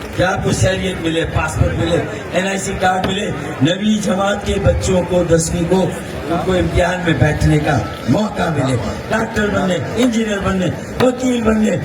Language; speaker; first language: Urdu; native; Urdu